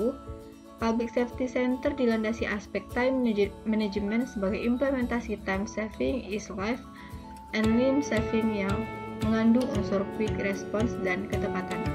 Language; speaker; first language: Indonesian; native; Indonesian